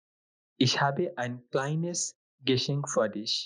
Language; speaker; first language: German; non-native, fluent; Bangla